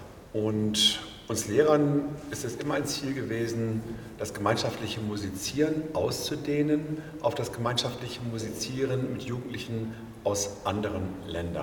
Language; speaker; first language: German; native; German